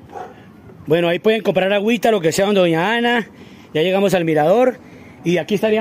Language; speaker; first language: Spanish; native; Spanish